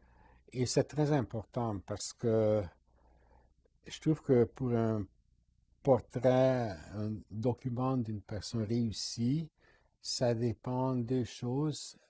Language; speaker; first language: French; non-native, fluent; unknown